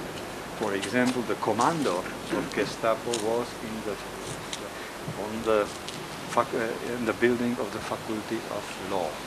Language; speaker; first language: English; non-native, fluent; Czech